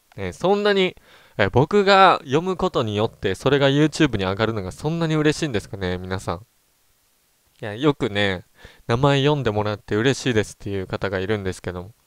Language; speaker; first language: Japanese; native; Japanese